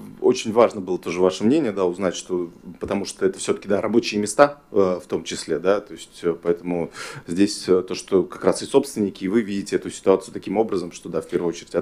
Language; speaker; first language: Russian; native; Russian